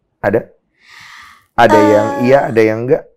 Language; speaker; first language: Indonesian; native; Indonesian